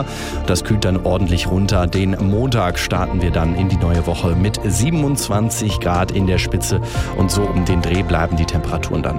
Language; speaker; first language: German; native; German